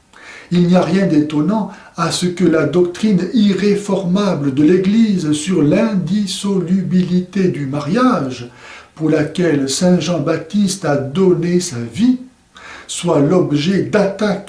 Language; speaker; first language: French; native; French